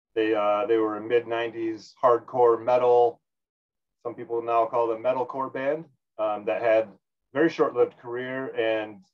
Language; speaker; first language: English; native; English